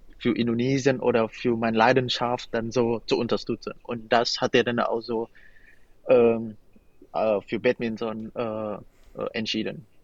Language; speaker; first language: German; non-native, fluent; Indonesian